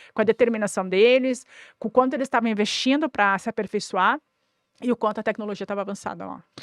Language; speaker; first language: Portuguese; native; Portuguese